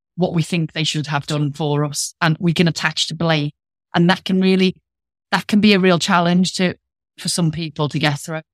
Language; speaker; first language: English; native; English